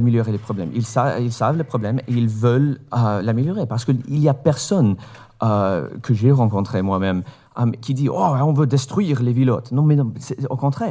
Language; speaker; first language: French; non-native, fluent; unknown